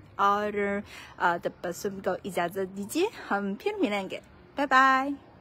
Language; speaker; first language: Urdu; non-native, fluent; Chinese